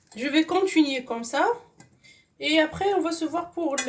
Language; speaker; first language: French; non-native, local second language; Arabic